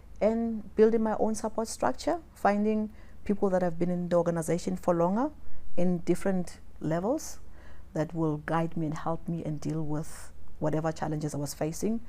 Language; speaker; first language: English; non-native, local second language; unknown